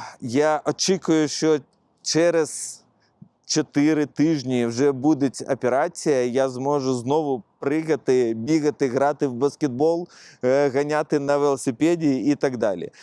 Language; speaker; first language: Ukrainian; non-native, local second language; Russian